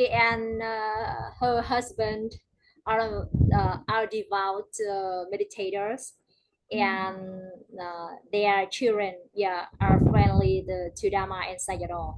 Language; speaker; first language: English; non-native, learner; Vietnamese